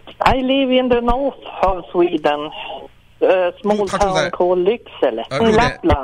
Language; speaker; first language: English; non-native, learner; Swedish